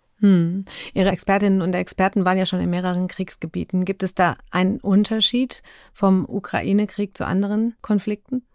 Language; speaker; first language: German; native; German